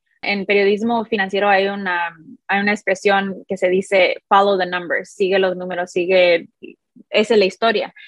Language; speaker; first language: Spanish; early bilingual, heritage; Spanish